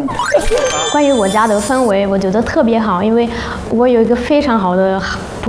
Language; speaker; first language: Chinese; non-native, fluent; Italian